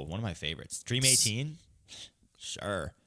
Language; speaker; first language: English; native; English